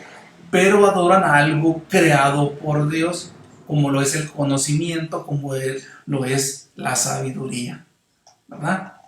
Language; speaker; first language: Spanish; native; Spanish